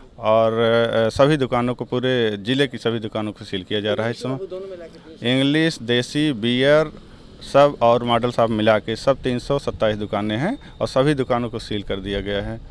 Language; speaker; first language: Hindi; native; Hindi